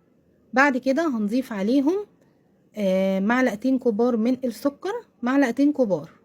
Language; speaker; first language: Arabic; native; Arabic